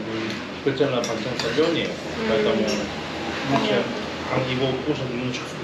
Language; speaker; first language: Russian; non-native, learner; Korean